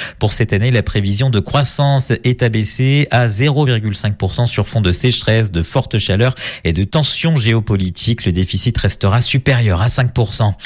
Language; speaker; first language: French; native; French